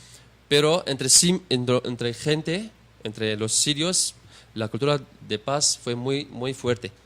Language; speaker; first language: Spanish; non-native, learner; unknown